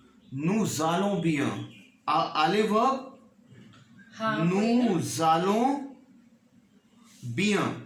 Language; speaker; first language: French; non-native, learner; Hindi